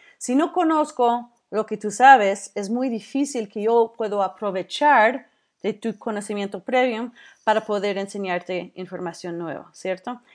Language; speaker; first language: Spanish; non-native, fluent; English